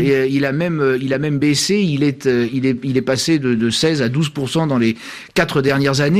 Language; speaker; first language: French; native; French